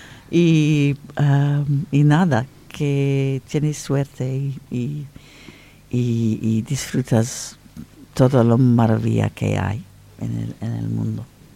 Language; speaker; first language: Spanish; non-native, fluent; English